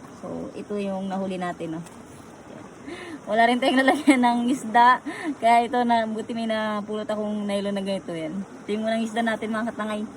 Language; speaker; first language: Filipino; native; Filipino